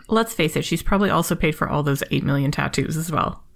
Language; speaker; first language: English; native; English